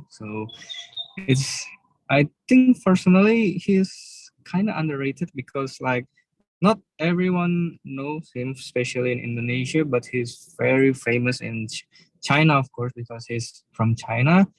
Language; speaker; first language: English; non-native, learner; Indonesian